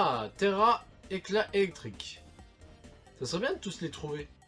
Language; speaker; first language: French; native; French